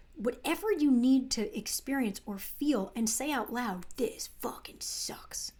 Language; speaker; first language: English; native; English